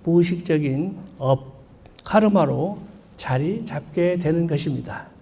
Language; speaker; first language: Korean; native; Korean